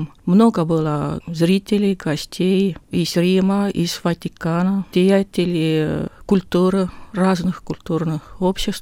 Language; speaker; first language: Russian; non-native, local second language; Estonian